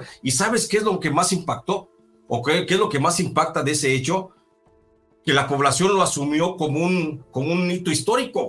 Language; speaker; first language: Spanish; native; Spanish